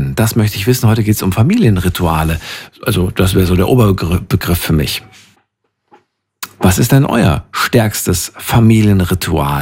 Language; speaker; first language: German; native; German